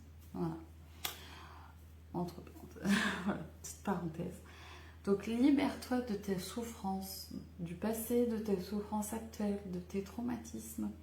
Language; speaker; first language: French; native; French